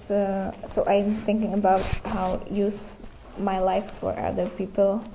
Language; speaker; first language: English; non-native, fluent; Czech